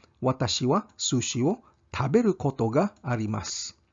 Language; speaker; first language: Japanese; non-native, fluent; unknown